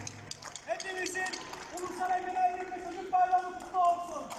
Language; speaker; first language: Turkish; native; Turkish